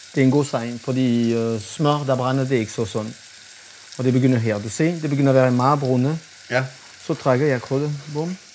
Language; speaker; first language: Danish; non-native, fluent; French